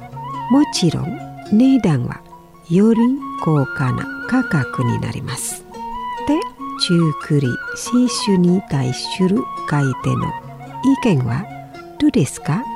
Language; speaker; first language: Japanese; non-native, learner; Indonesian